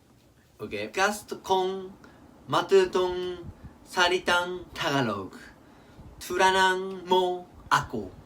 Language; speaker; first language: Filipino; non-native, learner; Japanese